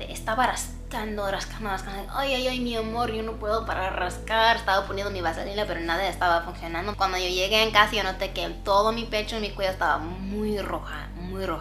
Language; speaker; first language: Spanish; non-native, fluent; English